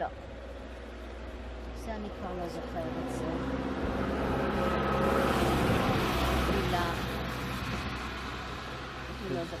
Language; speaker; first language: Hebrew; non-native, fluent; French